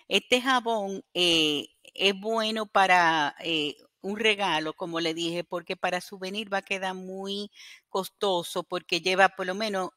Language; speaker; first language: Spanish; native; Spanish